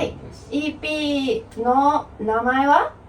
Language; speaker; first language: Japanese; non-native, fluent; English